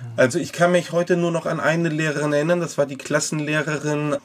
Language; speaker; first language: German; native; German